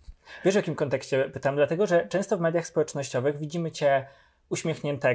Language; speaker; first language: Polish; native; Polish